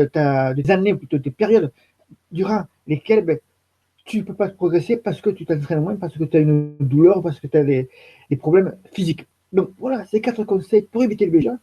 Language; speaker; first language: French; native; French